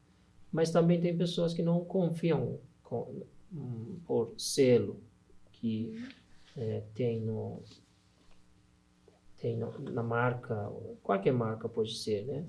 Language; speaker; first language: Portuguese; non-native, learner; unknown